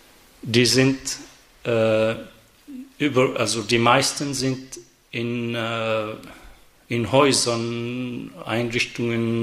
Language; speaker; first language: German; non-native, fluent; Arabic